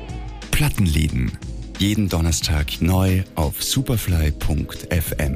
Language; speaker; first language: German; native; German